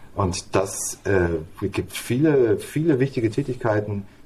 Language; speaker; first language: German; native; German